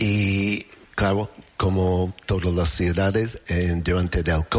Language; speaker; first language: Spanish; non-native, learner; English